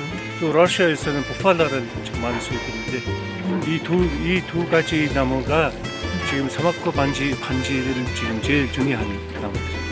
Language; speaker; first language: Korean; non-native, learner; Mongolian